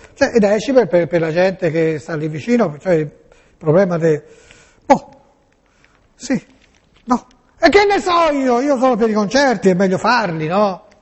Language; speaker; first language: Italian; native; Italian